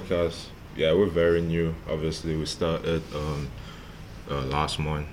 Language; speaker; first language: English; non-native, local second language; French